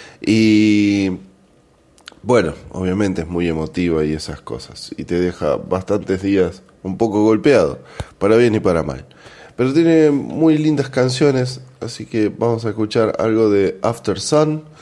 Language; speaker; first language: Spanish; native; Spanish